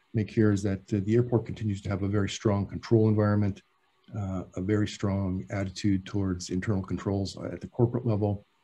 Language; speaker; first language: English; native; English